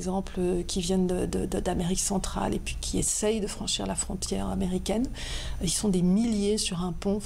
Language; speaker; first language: French; native; French